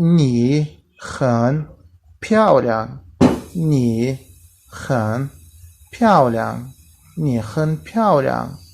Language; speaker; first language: Chinese; non-native, fluent; Tajik